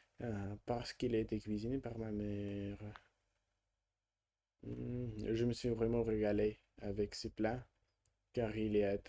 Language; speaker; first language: French; non-native, learner; Russian